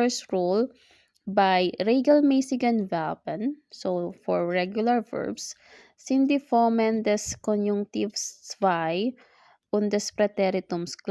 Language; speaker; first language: German; non-native, learner; Filipino